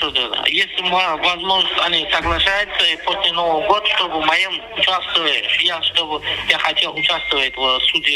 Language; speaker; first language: Russian; non-native, learner; Turkmen